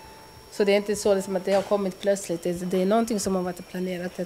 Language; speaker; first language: Swedish; early bilingual, other home language; Lingala